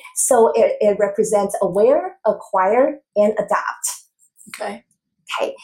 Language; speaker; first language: English; non-native, fluent; Chinese